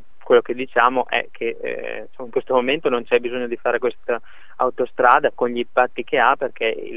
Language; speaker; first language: Italian; native; Italian